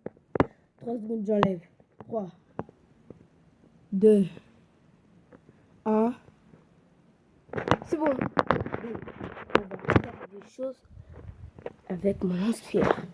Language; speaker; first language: French; native; French